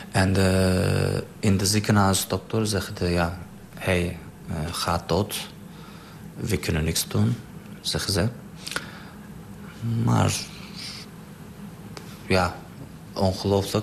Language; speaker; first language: Dutch; non-native, learner; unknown